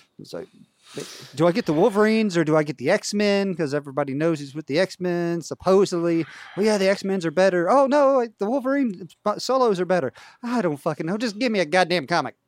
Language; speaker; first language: English; native; English